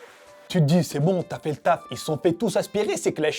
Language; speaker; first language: French; native; French